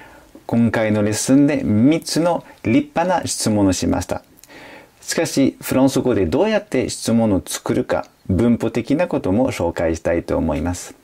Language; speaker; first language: Japanese; non-native, fluent; French